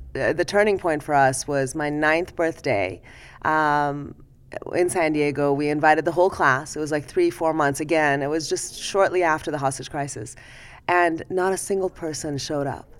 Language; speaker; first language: English; early bilingual, other home language; Persian